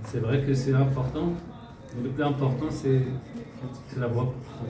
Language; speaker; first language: French; non-native, local second language; Arabic